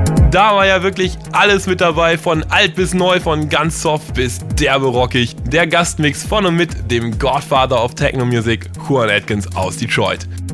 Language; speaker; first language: German; native; German